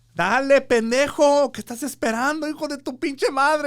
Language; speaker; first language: Spanish; early bilingual, other home language; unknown